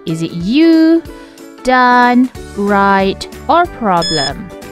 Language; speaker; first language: English; non-native, local second language; Malay